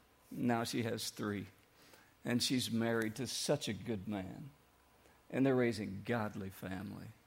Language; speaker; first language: English; native; English